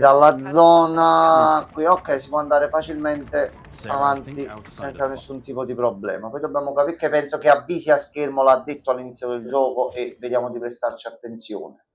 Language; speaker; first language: Italian; native; Italian